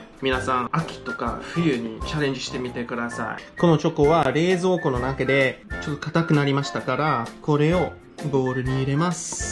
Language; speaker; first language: Japanese; non-native, fluent; English